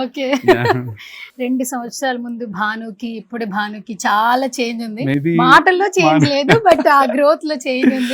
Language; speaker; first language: Telugu; native; Telugu